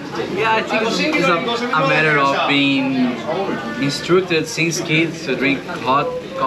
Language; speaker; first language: English; non-native, learner; Portuguese